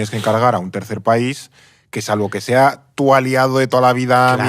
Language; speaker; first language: Spanish; native; Spanish